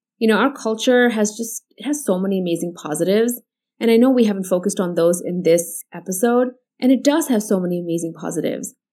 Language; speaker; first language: English; early bilingual, other home language; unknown